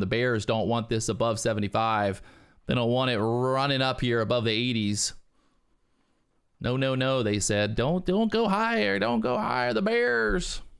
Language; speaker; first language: English; native; English